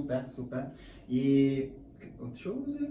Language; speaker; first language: French; non-native, learner; Portuguese